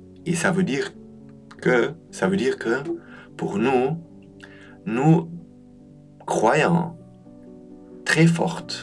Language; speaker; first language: French; non-native, learner; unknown